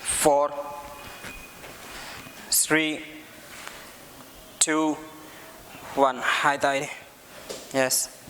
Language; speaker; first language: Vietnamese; non-native, learner; Hindi